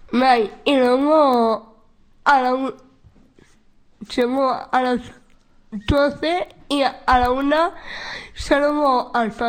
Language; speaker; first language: Spanish; non-native, local second language; Basque